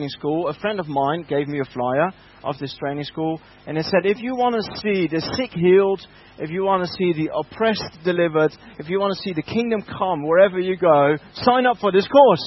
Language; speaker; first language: English; non-native, fluent; Dutch